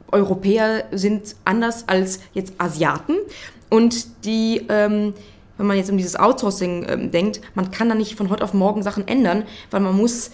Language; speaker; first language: German; native; German